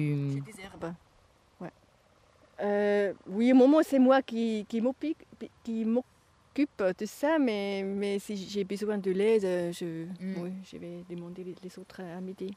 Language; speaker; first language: French; non-native, fluent; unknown